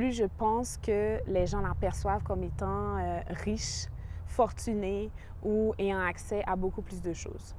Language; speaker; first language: French; native; French